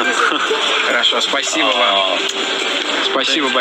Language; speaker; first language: Russian; non-native, learner; English